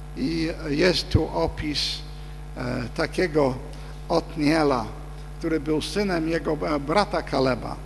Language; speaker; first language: Polish; non-native, fluent; English